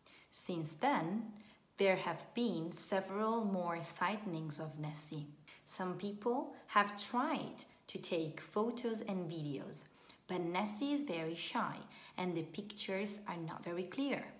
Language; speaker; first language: English; non-native, fluent; Italian